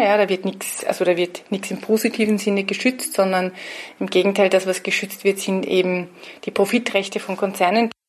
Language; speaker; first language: German; native; German